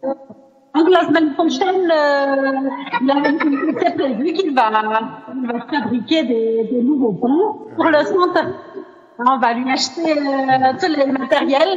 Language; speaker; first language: French; non-native, local second language; Malagasy